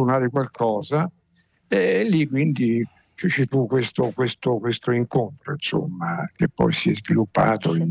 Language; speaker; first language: Italian; native; Italian